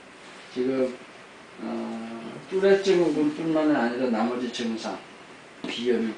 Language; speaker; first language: Korean; native; Korean